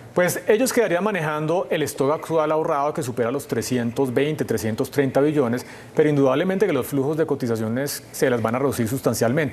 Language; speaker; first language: Spanish; native; Spanish